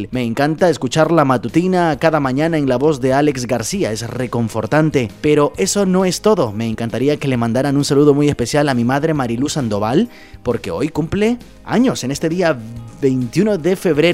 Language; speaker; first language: Spanish; native; Spanish